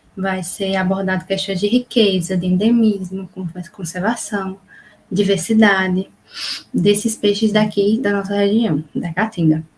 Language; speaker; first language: Portuguese; native; Portuguese